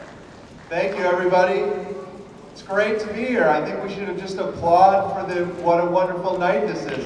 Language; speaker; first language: English; native; English